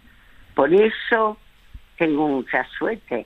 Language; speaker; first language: Spanish; early bilingual, other home language; French